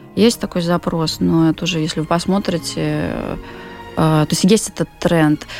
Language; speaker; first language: Russian; native; Russian